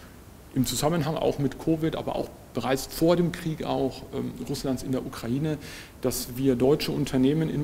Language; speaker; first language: German; native; German